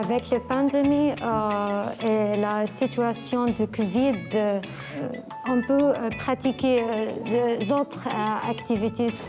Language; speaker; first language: French; non-native, learner; Arabic